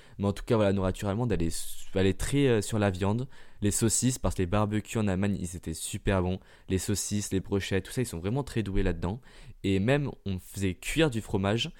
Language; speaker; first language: French; early bilingual, heritage; French